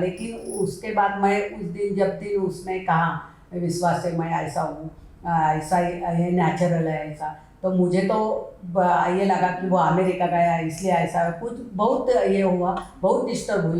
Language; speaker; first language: Hindi; non-native, local second language; Marathi